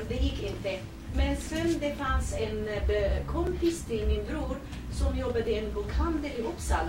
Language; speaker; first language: Swedish; non-native, fluent; Kurdish